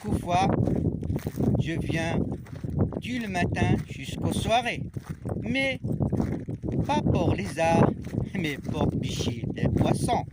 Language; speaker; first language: French; non-native, learner; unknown